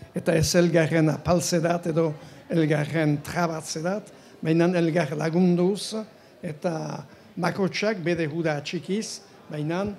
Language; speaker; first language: Basque; native; Basque